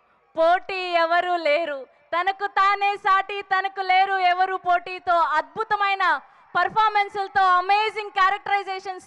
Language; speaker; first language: Telugu; native; Telugu